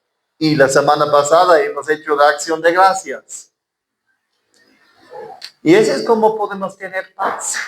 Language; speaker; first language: Spanish; non-native, fluent; English